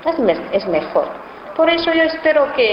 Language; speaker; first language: Spanish; non-native, fluent; Chinese